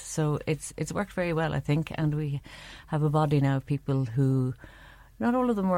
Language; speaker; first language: English; native; English